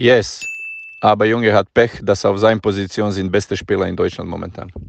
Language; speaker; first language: German; non-native, fluent; Croatian